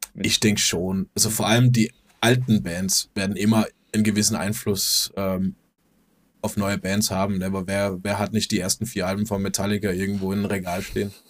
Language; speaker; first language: German; non-native, fluent; Danish